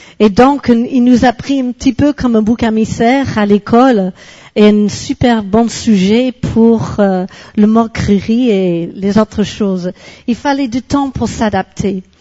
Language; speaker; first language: French; non-native, fluent; English